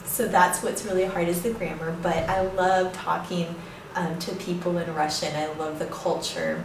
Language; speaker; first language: English; native; English